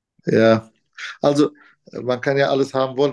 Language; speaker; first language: German; non-native, fluent; Turkish